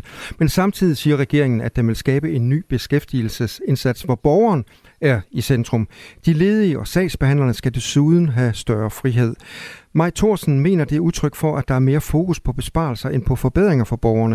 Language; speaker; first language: Danish; native; Danish